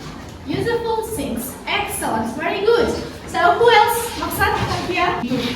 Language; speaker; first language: English; non-native, learner; Kazakh